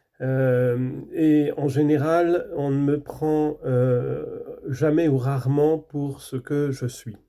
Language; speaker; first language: French; native; French